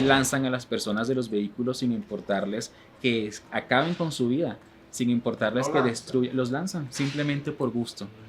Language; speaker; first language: Spanish; native; Spanish